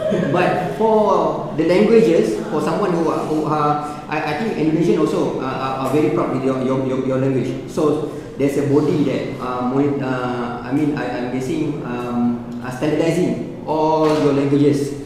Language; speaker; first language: English; non-native, local second language; Malay